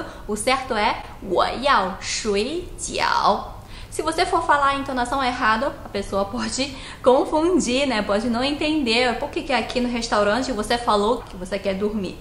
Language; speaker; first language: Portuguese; non-native, fluent; Chinese